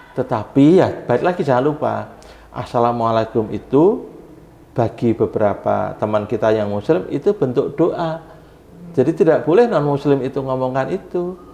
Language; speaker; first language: Indonesian; native; Indonesian